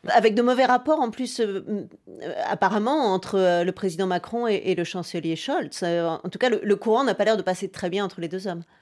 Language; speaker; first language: French; native; French